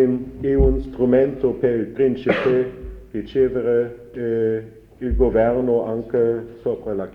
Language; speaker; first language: Italian; non-native, learner; German